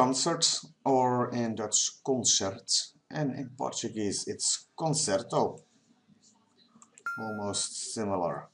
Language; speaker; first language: English; non-native, fluent; Dutch